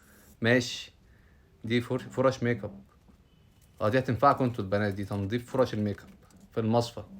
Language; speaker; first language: Arabic; native; Arabic